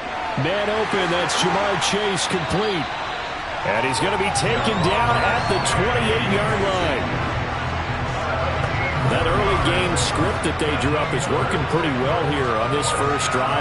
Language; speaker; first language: English; native; English